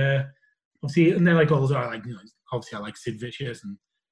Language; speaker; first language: English; native; English